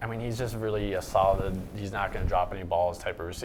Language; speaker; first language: English; native; English